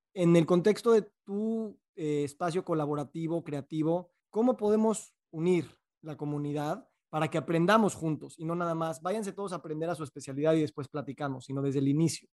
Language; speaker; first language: Spanish; native; Spanish